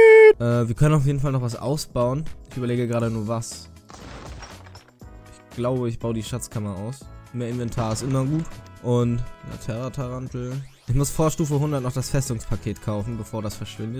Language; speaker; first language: German; native; German